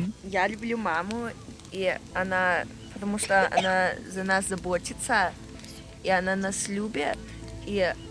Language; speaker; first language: Russian; early bilingual, heritage; Russian